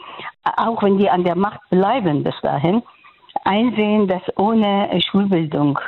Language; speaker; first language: German; non-native, fluent; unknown